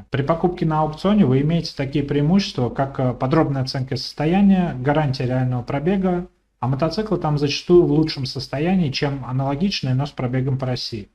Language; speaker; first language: Russian; native; Russian